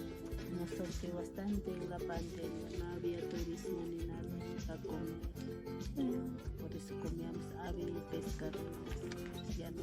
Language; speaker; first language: Spanish; non-native, local second language; Aymara